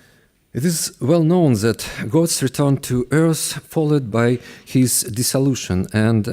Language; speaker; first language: English; non-native, fluent; Russian